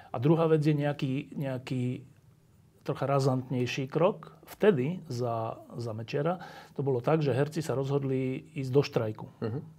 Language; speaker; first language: Slovak; native; Slovak